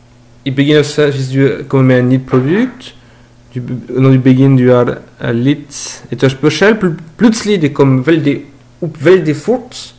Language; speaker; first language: Norwegian; non-native, fluent; French